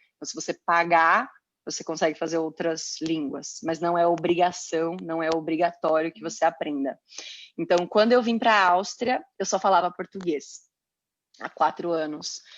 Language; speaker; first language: Portuguese; native; Portuguese